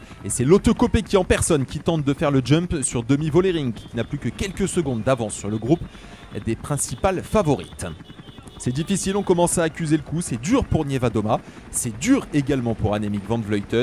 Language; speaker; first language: French; native; French